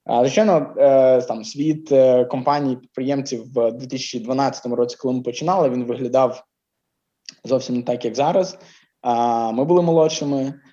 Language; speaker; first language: Ukrainian; native; Ukrainian